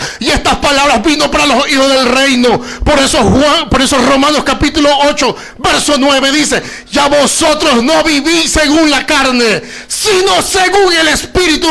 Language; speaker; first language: Spanish; native; Spanish